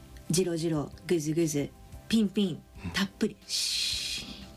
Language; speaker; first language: Japanese; native; Japanese